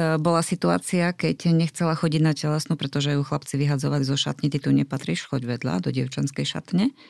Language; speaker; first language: Slovak; native; Slovak